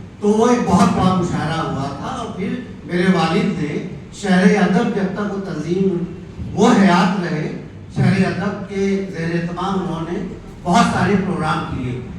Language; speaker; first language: Urdu; native; Urdu